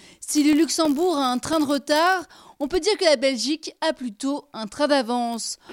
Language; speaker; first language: French; non-native, local second language; Luxembourgish